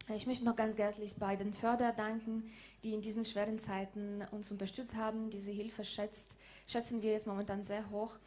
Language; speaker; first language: German; non-native, fluent; Ukrainian